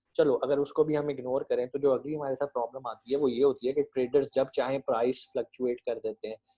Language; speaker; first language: Urdu; native; Urdu